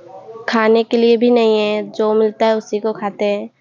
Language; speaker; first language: Hindi; non-native, local second language; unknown